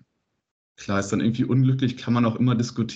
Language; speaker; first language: German; native; German